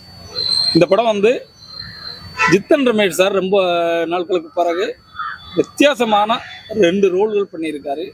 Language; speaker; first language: Tamil; native; Tamil